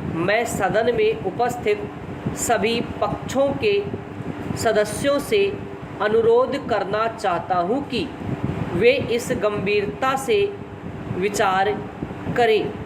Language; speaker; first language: Hindi; native; Hindi